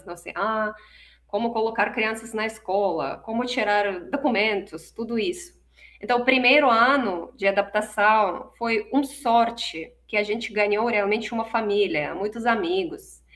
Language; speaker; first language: Portuguese; non-native, fluent; Russian